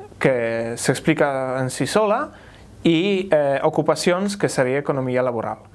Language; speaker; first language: Catalan; non-native, fluent; Polish